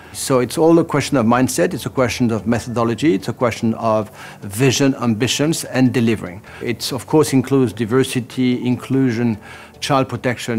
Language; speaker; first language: English; non-native, fluent; French